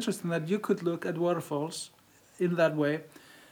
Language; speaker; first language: English; non-native, fluent; Icelandic